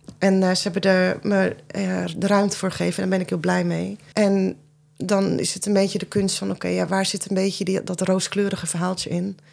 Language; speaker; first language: Dutch; early bilingual, other home language; Persian